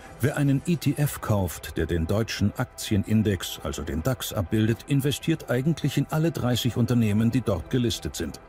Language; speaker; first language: German; native; German